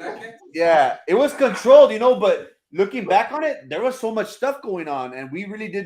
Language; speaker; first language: English; early bilingual, other home language; Spanish